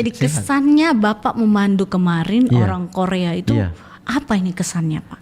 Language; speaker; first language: Indonesian; native; Indonesian